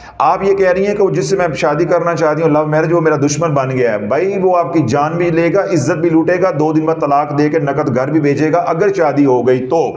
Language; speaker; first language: Urdu; native; Urdu